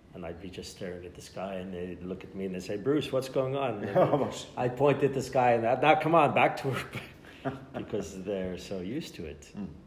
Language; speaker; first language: Norwegian; non-native, fluent; English